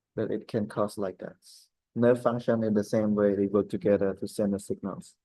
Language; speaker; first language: English; non-native, fluent; Khmer